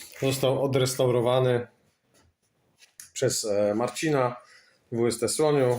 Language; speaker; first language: Polish; native; Polish